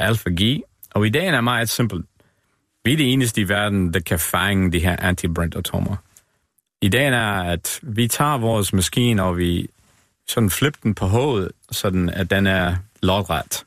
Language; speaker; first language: Danish; non-native, fluent; English